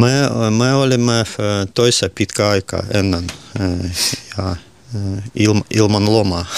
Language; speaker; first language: Finnish; non-native, learner; Russian